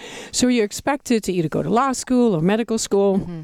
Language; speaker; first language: English; non-native, fluent; Dutch